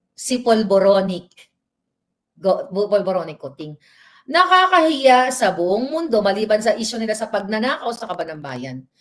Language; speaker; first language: Filipino; native; Filipino